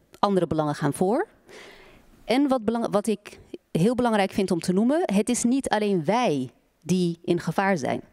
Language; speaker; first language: Dutch; native; Dutch